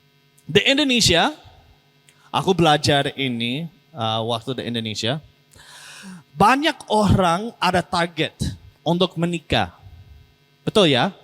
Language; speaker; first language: Indonesian; non-native, learner; English